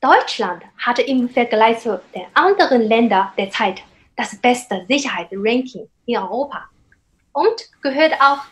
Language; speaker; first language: German; non-native, fluent; Chinese